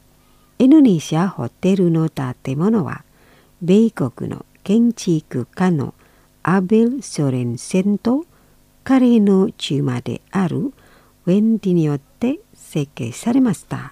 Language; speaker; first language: Japanese; non-native, fluent; Indonesian